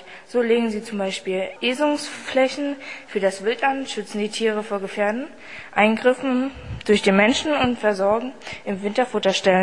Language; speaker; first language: German; native; German